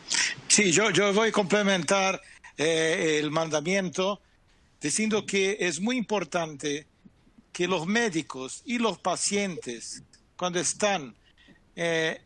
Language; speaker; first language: Spanish; non-native, fluent; Portuguese